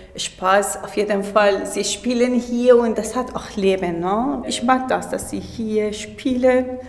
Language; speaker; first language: German; non-native, learner; Persian